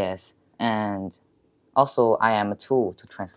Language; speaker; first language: English; non-native, learner; Chinese